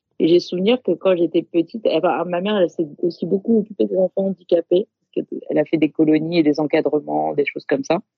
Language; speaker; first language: French; native; French